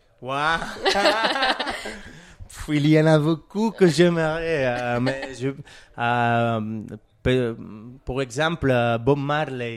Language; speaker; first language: French; non-native, learner; Catalan